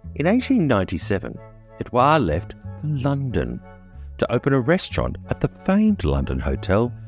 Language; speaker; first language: English; native; English